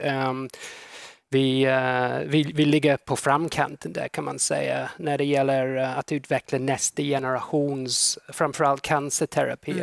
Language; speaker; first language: Swedish; non-native, fluent; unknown